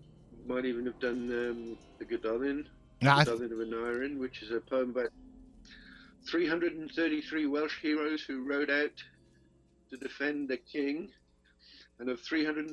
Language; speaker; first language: English; native; English